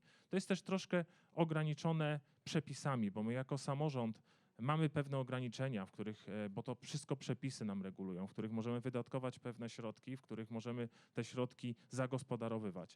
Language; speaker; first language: Polish; native; Polish